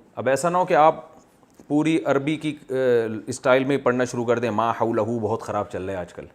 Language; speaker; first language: Urdu; native; Urdu